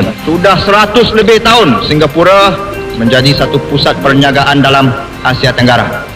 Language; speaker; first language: Malay; native; Malay